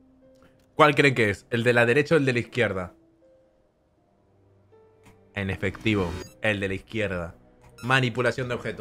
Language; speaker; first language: Spanish; native; Spanish